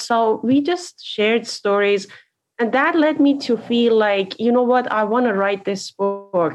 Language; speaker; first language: English; non-native, fluent; Persian